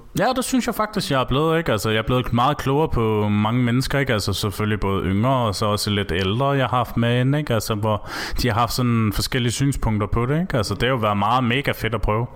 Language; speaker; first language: Danish; native; Danish